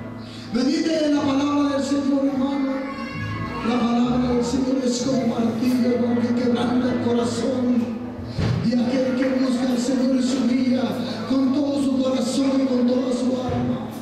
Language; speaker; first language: Spanish; native; Spanish